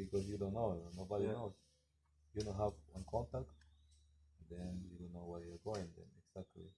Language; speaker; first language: English; non-native, learner; Spanish